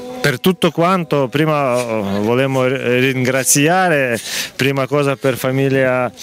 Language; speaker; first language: Italian; non-native, learner; Ukrainian